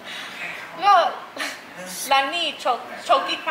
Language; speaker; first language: Thai; non-native, fluent; English